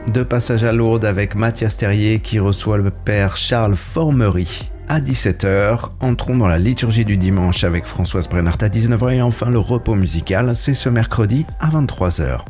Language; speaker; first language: French; native; French